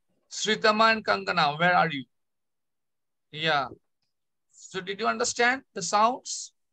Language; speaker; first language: English; non-native, local second language; Bangla